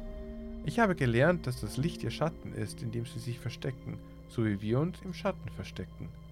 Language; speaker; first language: German; native; German